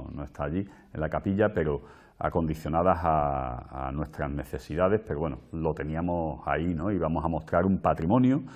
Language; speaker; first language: Spanish; native; Spanish